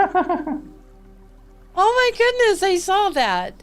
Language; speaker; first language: English; native; English